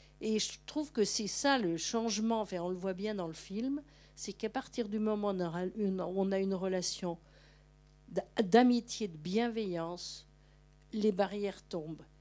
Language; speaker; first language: French; native; French